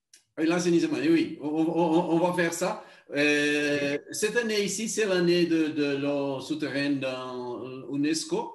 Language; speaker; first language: French; non-native, learner; Portuguese